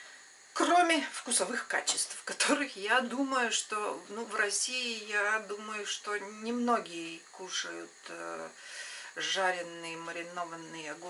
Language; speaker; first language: Russian; non-native, local second language; Latvian